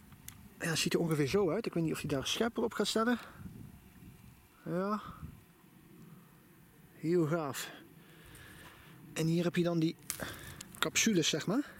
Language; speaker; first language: Dutch; native; Dutch